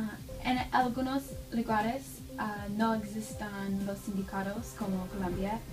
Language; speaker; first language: Spanish; non-native, learner; English